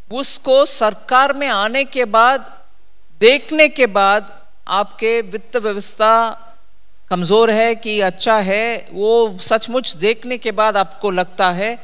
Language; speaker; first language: Hindi; non-native, local second language; Tamil